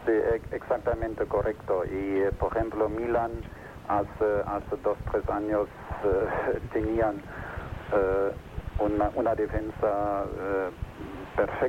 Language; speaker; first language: Spanish; non-native, fluent; German